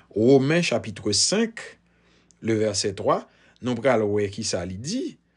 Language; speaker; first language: French; non-native, local second language; Haitian Creole